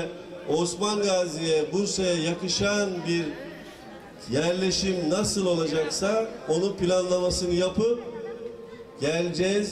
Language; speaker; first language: Turkish; native; Turkish